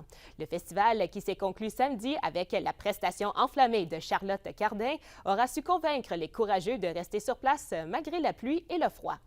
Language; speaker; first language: French; native; French